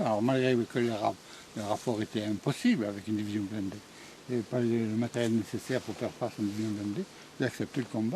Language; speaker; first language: French; native; French